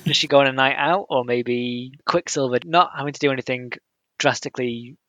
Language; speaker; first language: English; native; English